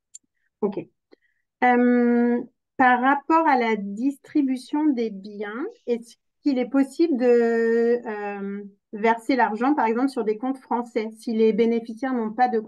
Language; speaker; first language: French; native; French